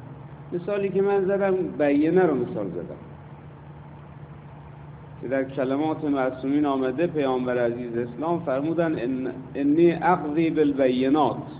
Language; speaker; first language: Persian; native; Persian